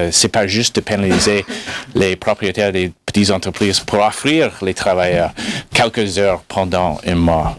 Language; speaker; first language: French; non-native, fluent; English